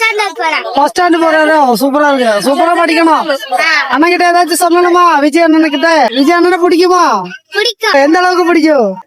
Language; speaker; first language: Tamil; non-native, learner; Malayalam